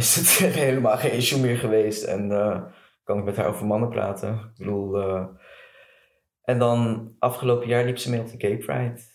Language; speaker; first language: Dutch; early bilingual, other home language; Arabic